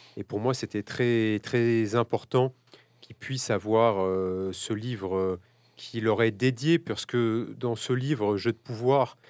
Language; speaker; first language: French; native; French